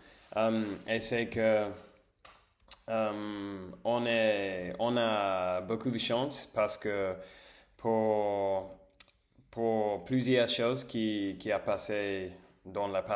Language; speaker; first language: French; non-native, learner; English